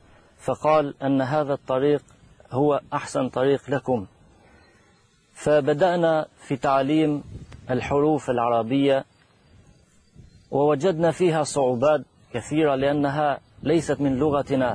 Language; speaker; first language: Arabic; non-native, fluent; Albanian